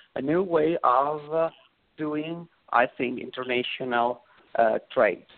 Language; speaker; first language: English; non-native, fluent; Italian